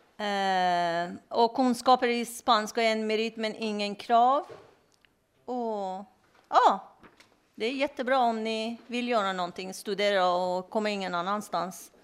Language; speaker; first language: Swedish; non-native, fluent; Persian